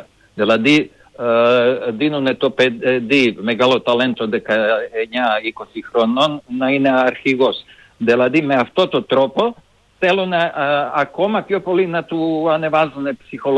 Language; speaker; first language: Greek; non-native, fluent; Serbian